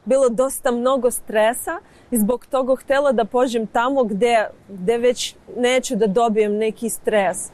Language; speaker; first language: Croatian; non-native, learner; Ukrainian